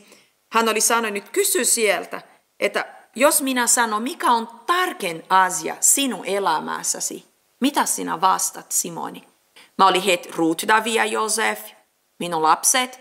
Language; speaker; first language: Finnish; non-native, learner; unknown